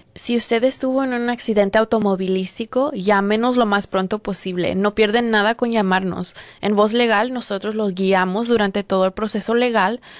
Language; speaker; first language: Spanish; early bilingual, heritage; Spanish